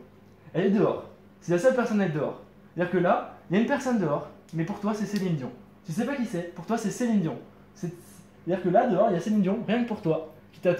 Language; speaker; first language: French; native; French